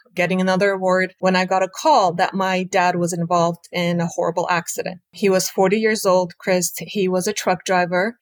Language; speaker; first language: English; early bilingual, other home language; Armenian